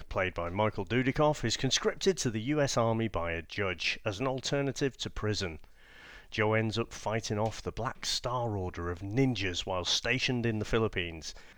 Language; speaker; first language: English; native; English